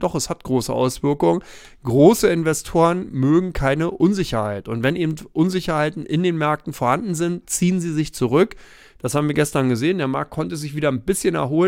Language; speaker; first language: German; native; German